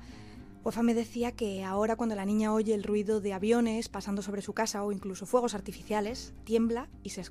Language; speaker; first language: Spanish; native; Spanish